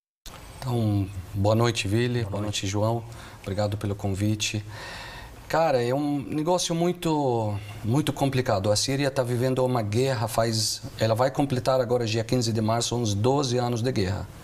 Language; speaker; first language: Portuguese; non-native, fluent; Arabic